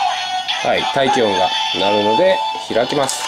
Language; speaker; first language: Japanese; native; Japanese